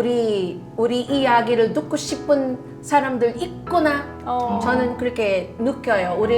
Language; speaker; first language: Korean; non-native, fluent; Filipino